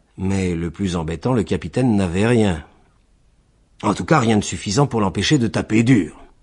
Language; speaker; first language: French; native; French